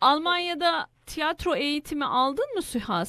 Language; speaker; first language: Turkish; native; Turkish